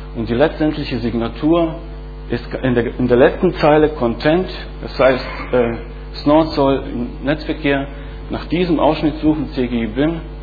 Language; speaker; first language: German; non-native, fluent; Bosnian